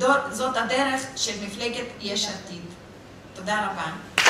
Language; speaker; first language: Hebrew; non-native, fluent; Russian